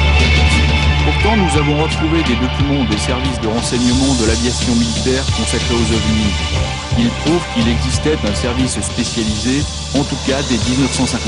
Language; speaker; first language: French; native; French